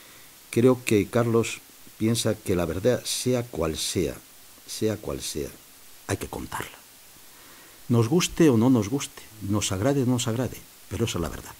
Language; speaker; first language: Spanish; native; Spanish